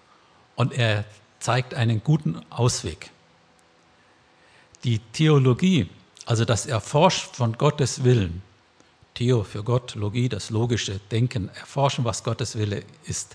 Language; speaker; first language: German; native; German